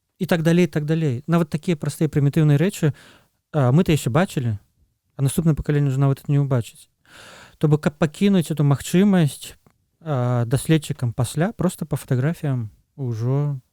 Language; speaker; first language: Belarusian; non-native, local second language; Russian